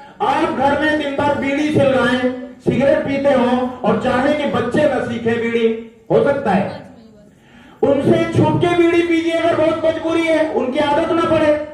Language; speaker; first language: Urdu; native; Urdu